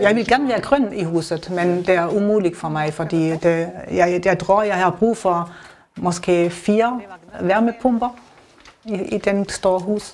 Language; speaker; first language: Danish; non-native, learner; German